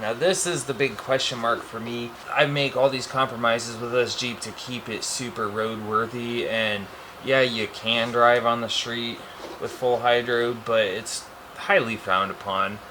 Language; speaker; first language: English; native; English